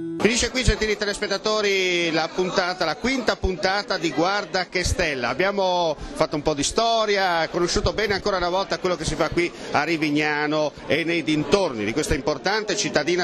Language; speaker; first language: Italian; native; Italian